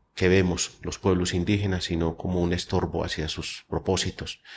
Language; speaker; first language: Spanish; native; Spanish